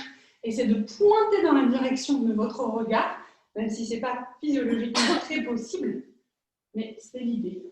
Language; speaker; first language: French; native; French